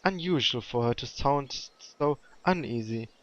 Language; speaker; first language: English; non-native, fluent; German